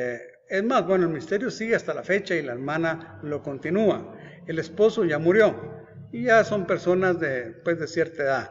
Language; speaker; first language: Spanish; native; Spanish